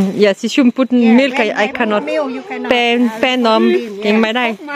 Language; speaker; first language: English; non-native, learner; French